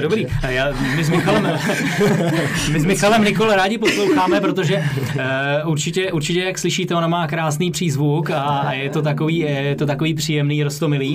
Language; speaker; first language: Czech; native; Czech